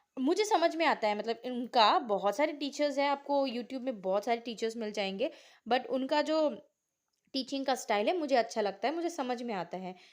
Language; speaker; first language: Hindi; non-native, local second language; Assamese